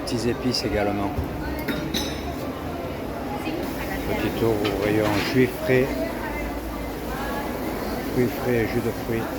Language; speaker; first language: French; native; French